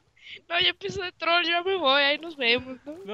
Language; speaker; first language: Spanish; native; Spanish